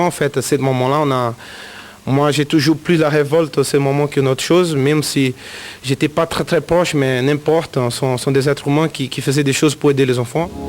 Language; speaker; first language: French; non-native, fluent; Portuguese